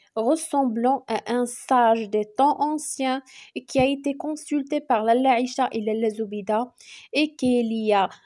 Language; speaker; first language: French; non-native, local second language; Arabic